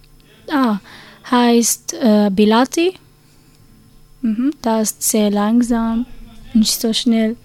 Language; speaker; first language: German; non-native, learner; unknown